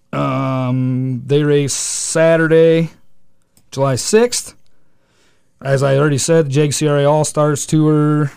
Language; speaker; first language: English; native; English